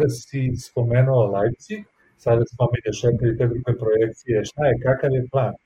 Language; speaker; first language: Serbian; native; Serbian